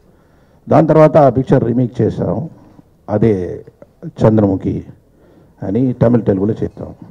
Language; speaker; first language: Telugu; non-native, fluent; Tamil